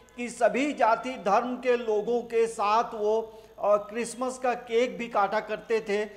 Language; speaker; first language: Hindi; native; Hindi